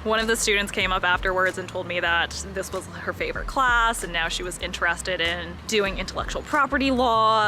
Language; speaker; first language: English; early bilingual, other home language; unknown